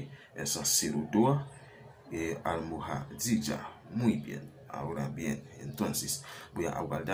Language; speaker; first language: Spanish; non-native, learner; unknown